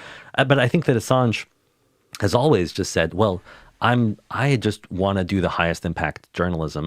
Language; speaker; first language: English; native; English